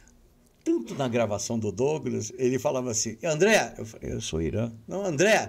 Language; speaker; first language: Portuguese; native; Portuguese